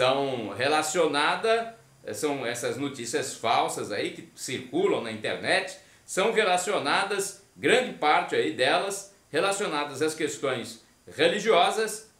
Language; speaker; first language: Portuguese; native; Portuguese